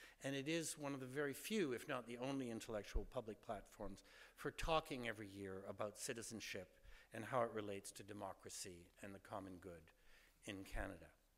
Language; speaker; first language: English; native; English